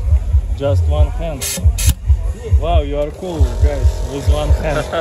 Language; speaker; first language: English; non-native, fluent; Russian